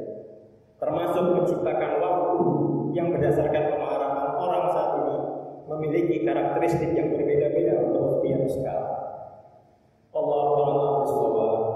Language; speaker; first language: Indonesian; native; Indonesian